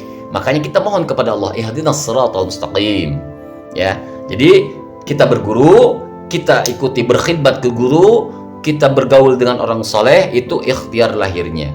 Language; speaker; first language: Indonesian; native; Indonesian